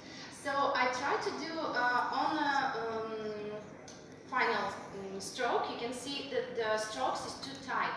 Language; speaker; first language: English; non-native, fluent; Russian